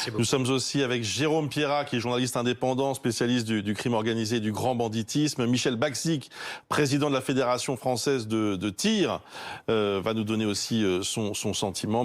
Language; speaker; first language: French; native; French